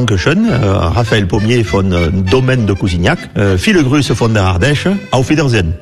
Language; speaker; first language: German; non-native, learner; French